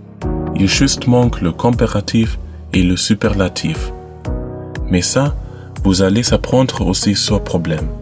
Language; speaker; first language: French; non-native, learner; German